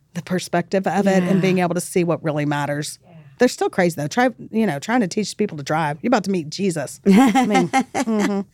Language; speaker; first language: English; native; English